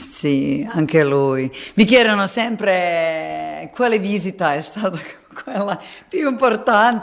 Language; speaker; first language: Italian; non-native, fluent; Finnish